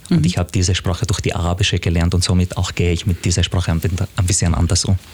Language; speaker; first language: German; non-native, fluent; Arabic